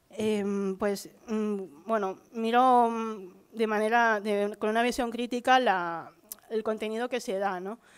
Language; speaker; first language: Spanish; early bilingual, other home language; Filipino